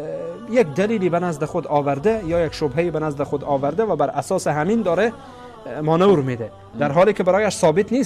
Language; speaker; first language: Persian; native; Persian